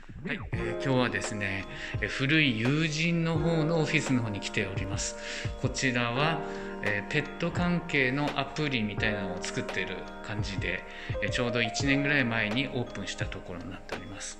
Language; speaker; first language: Japanese; native; Japanese